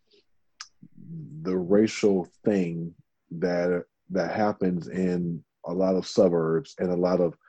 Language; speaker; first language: English; native; English